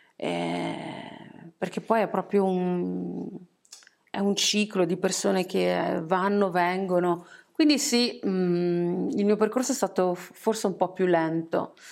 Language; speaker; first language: Italian; early bilingual, other home language; English